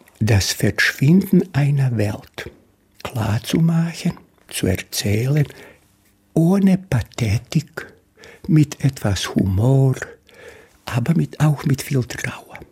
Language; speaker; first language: German; non-native, fluent; Bosnian